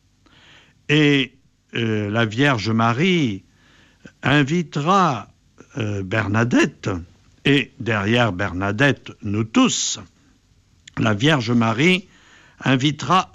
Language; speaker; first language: French; native; French